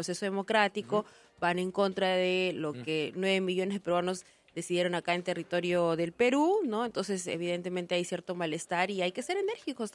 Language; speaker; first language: Spanish; native; Spanish